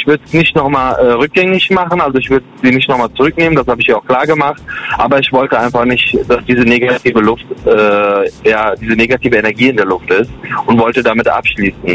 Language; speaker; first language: German; early bilingual, other home language; Kurdish